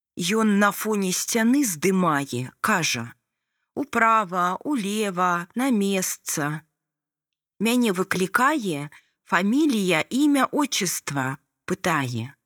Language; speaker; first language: Belarusian; native; Belarusian